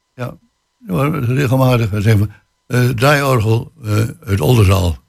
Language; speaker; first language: Dutch; native; Dutch